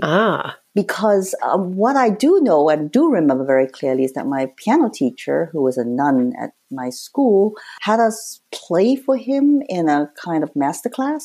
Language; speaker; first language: English; native; English